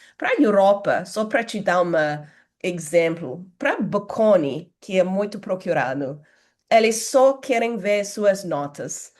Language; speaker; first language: Portuguese; non-native, fluent; English